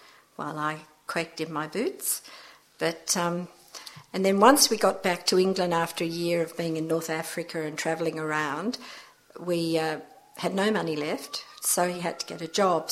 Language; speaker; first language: English; native; English